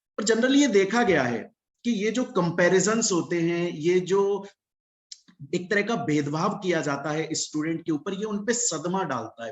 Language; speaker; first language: Hindi; native; Hindi